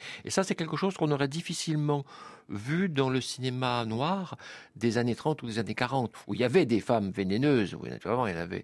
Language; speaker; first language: French; native; French